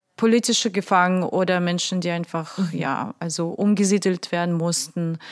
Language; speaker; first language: German; non-native, fluent; Russian